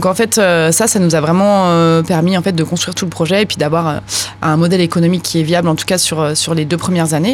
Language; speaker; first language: French; native; French